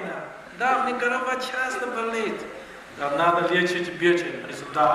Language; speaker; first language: Russian; non-native, learner; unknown